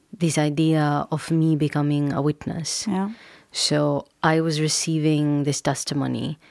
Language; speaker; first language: English; non-native, local second language; Urdu